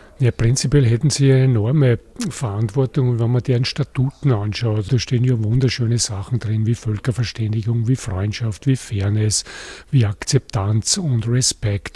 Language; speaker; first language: German; native; German